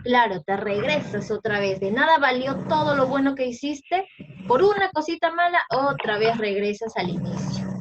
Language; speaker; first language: Spanish; native; Spanish